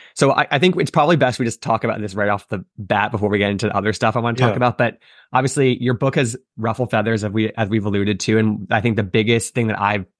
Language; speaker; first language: English; native; English